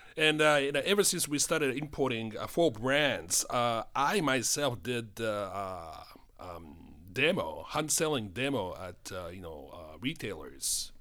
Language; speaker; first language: English; non-native, fluent; Japanese